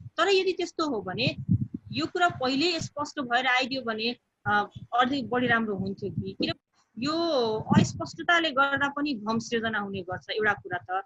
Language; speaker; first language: Nepali; non-native, local second language; Bhojpuri